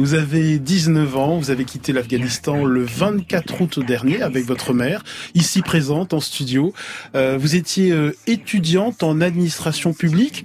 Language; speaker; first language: French; native; French